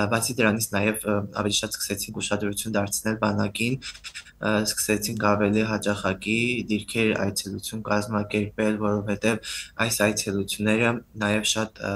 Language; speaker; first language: Armenian; native; Armenian